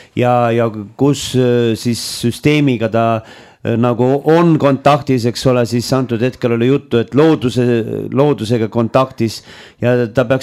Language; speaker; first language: Estonian; native; Estonian